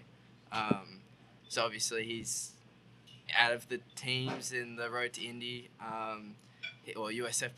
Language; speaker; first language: English; native; English